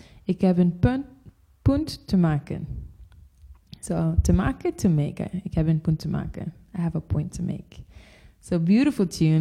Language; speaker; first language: Dutch; non-native, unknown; English